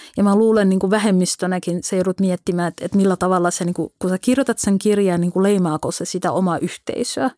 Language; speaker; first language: Finnish; early bilingual, other home language; Somali